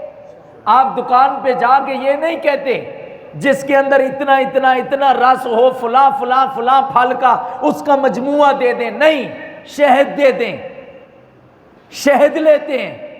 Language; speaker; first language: Urdu; native; Urdu